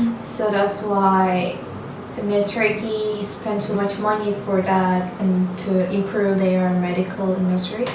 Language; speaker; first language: English; non-native, learner; Turkish